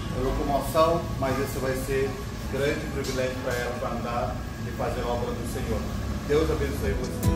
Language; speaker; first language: Portuguese; non-native, learner; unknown